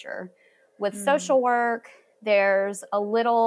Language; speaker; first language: English; native; English